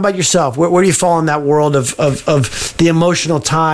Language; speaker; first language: English; native; English